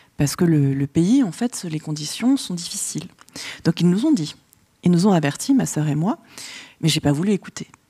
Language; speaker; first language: French; early bilingual, other home language; Vietnamese